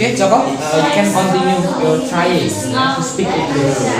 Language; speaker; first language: English; non-native, learner; Indonesian